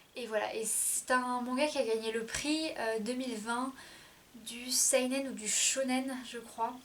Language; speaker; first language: French; native; French